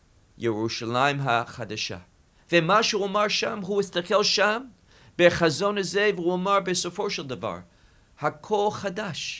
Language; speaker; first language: Hebrew; non-native, fluent; English